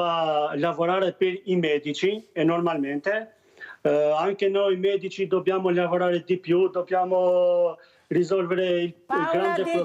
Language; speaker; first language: Italian; non-native, learner; Albanian